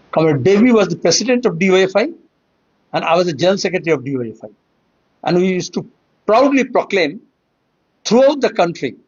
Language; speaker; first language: English; non-native, local second language; Bangla